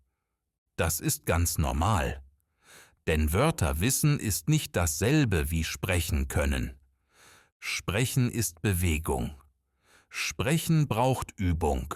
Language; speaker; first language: German; native; German